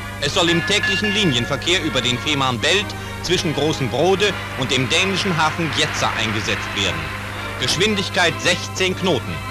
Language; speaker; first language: German; native; German